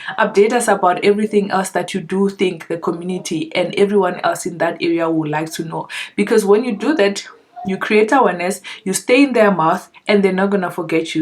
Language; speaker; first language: English; non-native, local second language; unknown